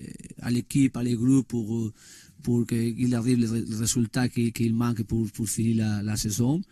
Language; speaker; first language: French; non-native, learner; Spanish